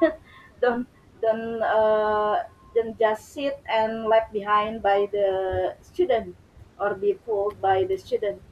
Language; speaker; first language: English; non-native, learner; Indonesian